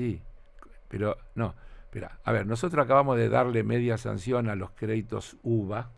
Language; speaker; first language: Spanish; native; Spanish